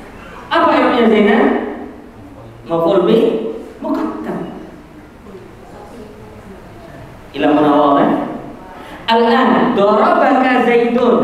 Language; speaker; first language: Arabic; non-native, fluent; Indonesian